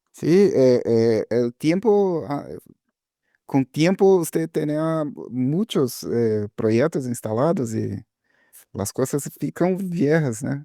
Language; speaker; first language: Spanish; non-native, learner; Portuguese